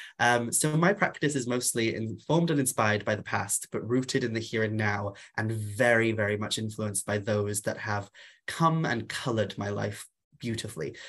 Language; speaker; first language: English; non-native, local second language; Welsh